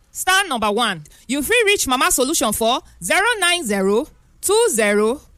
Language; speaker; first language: Nigerian Pidgin; native; Nigerian Pidgin